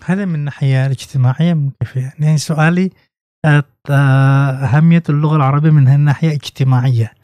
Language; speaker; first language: Arabic; non-native, fluent; Indonesian